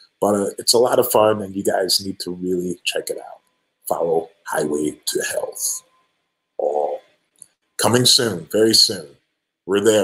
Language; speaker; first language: English; native; English